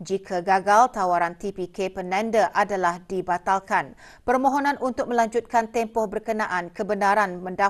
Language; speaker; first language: Malay; native; Malay